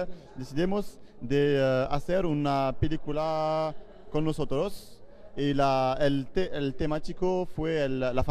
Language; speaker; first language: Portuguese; non-native, learner; French